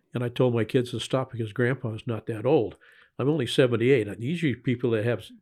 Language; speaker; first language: English; native; English